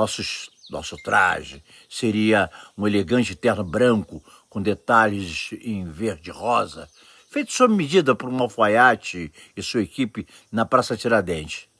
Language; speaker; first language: Portuguese; native; Portuguese